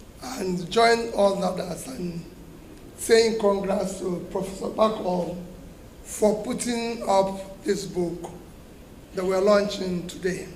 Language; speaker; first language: English; non-native, local second language; Igbo